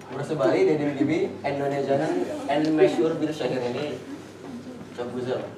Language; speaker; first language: Turkish; non-native, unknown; Indonesian